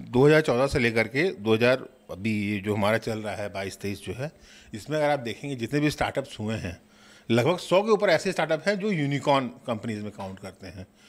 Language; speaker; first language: Hindi; native; Hindi